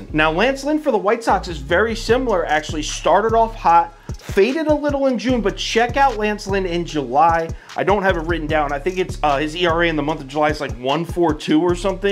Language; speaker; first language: English; native; English